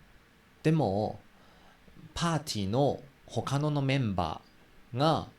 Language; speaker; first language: Japanese; non-native, learner; Chinese